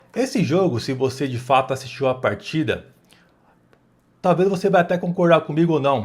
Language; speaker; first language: Portuguese; native; Portuguese